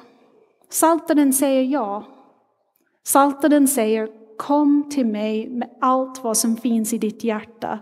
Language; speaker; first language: Swedish; non-native, fluent; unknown